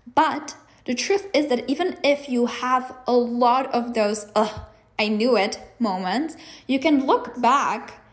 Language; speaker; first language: English; non-native, fluent; Czech